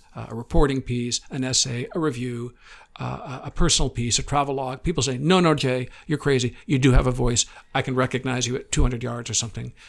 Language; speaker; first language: English; native; English